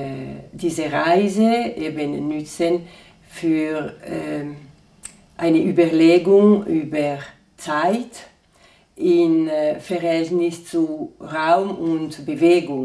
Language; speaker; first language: German; non-native, fluent; Italian